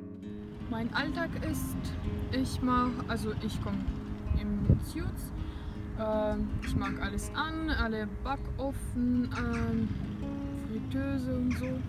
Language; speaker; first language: German; non-native, learner; Russian